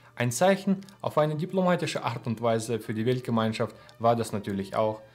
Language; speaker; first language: German; non-native, fluent; Russian